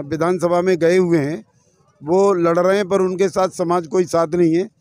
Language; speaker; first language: Hindi; native; Hindi